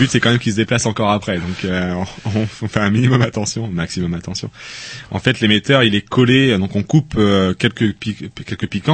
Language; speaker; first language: French; native; French